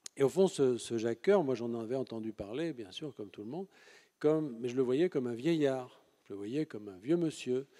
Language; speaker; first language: French; native; French